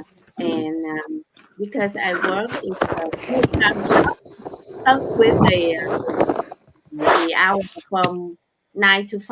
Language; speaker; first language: English; non-native, learner; Vietnamese